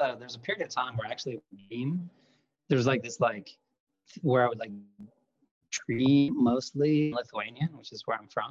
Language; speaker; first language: English; non-native, fluent; Lithuanian